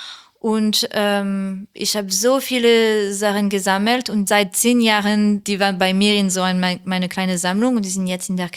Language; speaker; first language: German; non-native, learner; French